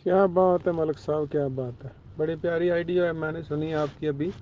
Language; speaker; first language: Urdu; non-native, local second language; Punjabi